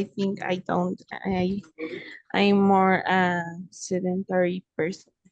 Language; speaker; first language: English; non-native, fluent; Spanish